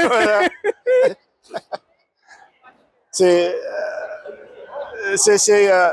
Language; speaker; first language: French; non-native, learner; English